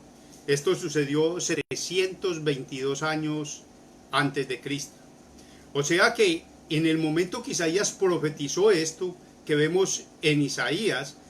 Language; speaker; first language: Spanish; native; Spanish